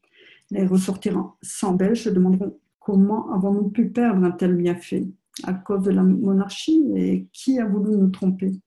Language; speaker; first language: French; native; French